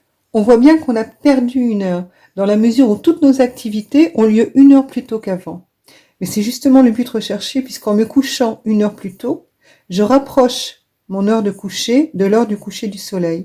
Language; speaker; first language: French; native; French